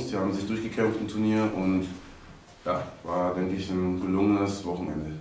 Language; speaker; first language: German; native; German